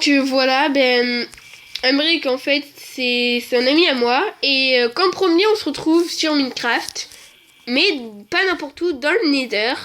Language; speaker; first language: French; native; French